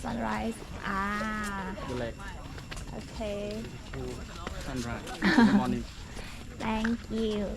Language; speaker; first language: English; non-native, learner; Thai